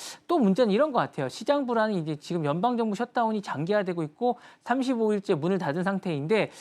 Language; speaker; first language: Korean; native; Korean